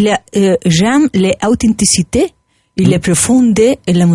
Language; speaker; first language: French; non-native, learner; Spanish